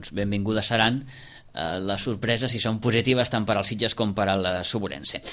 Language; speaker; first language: Catalan; native; Catalan